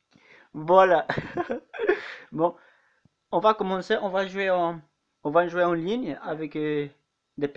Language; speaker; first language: French; native; French